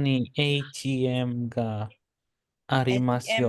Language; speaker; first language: Japanese; non-native, learner; Indonesian